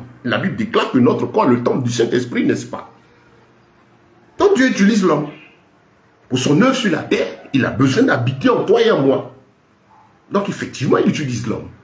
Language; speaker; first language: French; native; French